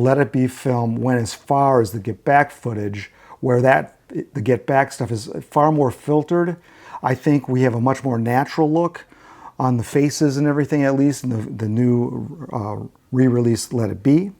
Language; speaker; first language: English; native; English